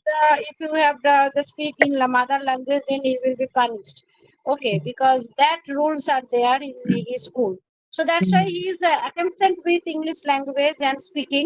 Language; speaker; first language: English; non-native, learner; Bangla